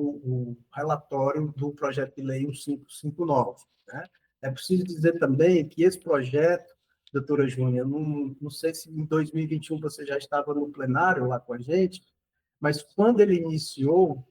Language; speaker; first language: Portuguese; native; Portuguese